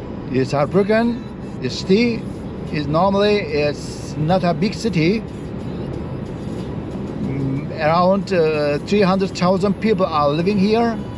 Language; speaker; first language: English; non-native, learner; Turkish